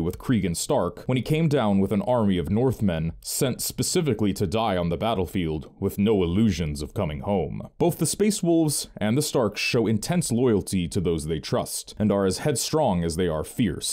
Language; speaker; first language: English; native; English